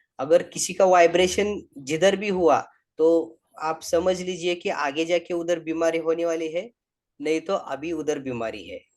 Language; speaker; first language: Hindi; non-native, local second language; Marathi